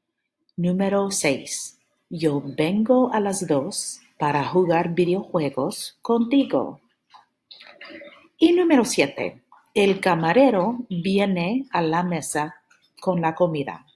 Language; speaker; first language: Spanish; non-native, fluent; English